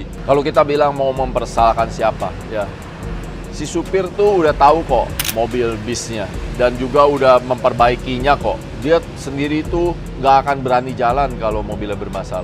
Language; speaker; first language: Indonesian; native; Indonesian